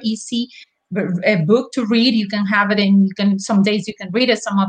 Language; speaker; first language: English; non-native, fluent; Spanish